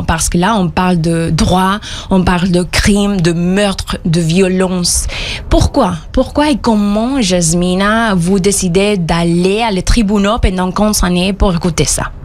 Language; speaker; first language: French; non-native, fluent; Spanish